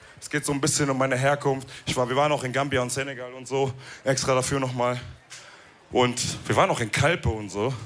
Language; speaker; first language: German; early bilingual, other home language; Wolof